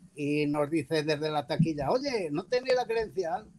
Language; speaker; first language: Spanish; native; Spanish